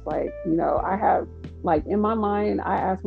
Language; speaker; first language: English; native; English